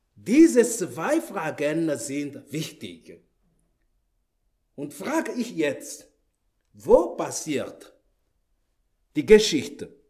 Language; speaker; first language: German; non-native, learner; Malagasy